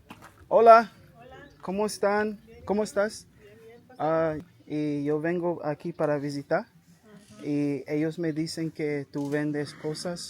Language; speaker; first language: Spanish; non-native, learner; English